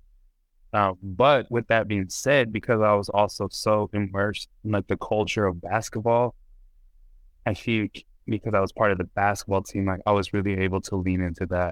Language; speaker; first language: English; native; English